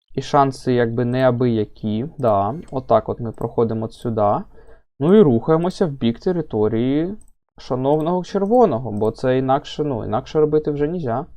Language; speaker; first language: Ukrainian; non-native, local second language; Russian